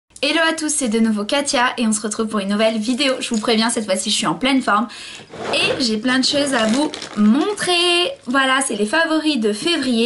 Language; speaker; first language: French; native; French